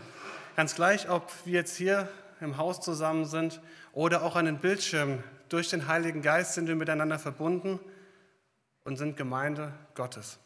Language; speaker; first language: German; native; German